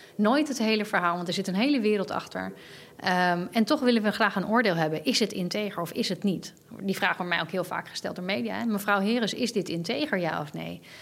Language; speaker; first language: Dutch; native; Dutch